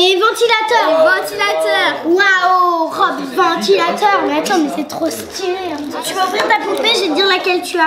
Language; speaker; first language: French; native; French